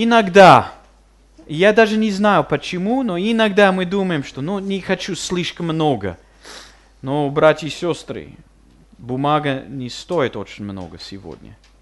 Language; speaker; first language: Russian; non-native, fluent; English